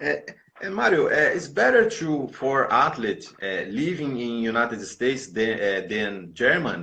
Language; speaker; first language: English; non-native, learner; Portuguese